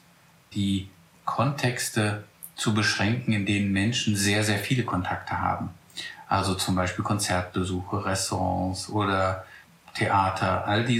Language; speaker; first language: German; native; German